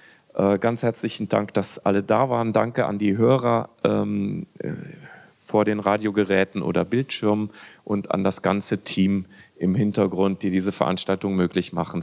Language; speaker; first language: German; native; German